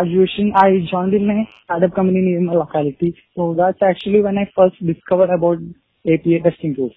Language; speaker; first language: English; non-native, local second language; Malayalam